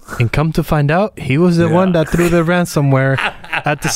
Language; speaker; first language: English; native; English